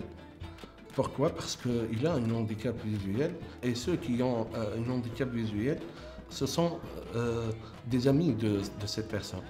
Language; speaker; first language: French; non-native, local second language; Arabic